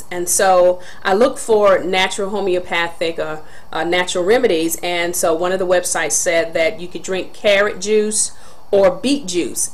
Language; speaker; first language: English; native; English